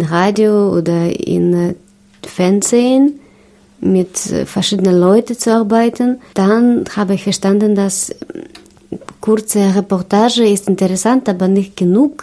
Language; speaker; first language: German; non-native, learner; Russian